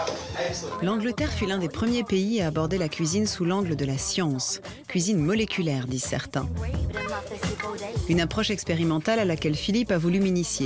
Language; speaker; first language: French; native; French